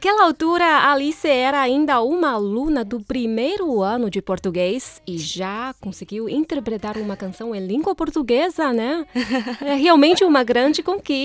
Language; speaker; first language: Portuguese; non-native, fluent; Chinese